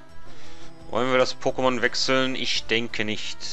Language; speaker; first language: German; native; German